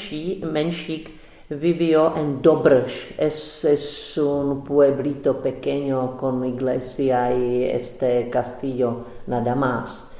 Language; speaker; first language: Spanish; non-native, fluent; Czech